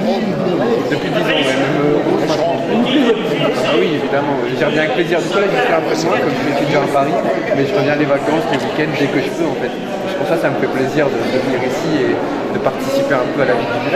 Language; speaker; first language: French; native; French